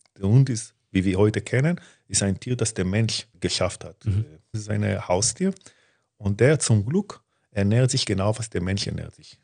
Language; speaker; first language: German; non-native, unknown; Hebrew